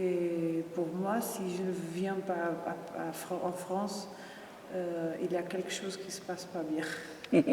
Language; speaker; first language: French; non-native, fluent; Portuguese